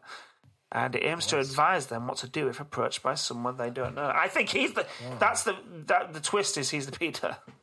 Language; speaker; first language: English; native; English